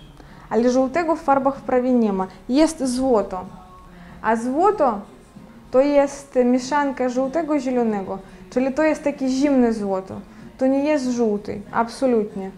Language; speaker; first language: Polish; non-native, fluent; Ukrainian